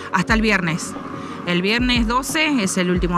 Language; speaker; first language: Spanish; native; Spanish